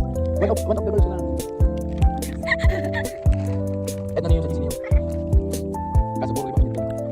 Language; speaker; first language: Filipino; native; Filipino